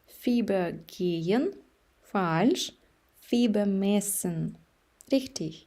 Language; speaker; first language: German; non-native, fluent; Ukrainian